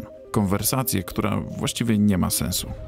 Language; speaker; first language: Polish; native; Polish